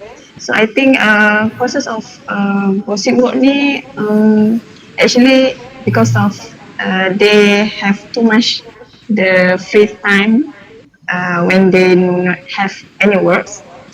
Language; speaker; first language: English; non-native, learner; Malay